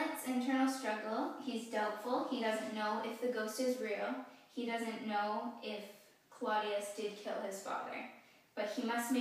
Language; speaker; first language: English; native; English